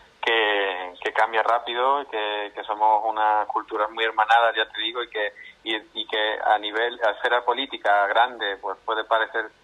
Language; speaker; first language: Spanish; native; Spanish